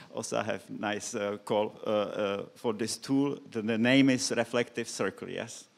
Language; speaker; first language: English; non-native, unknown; Czech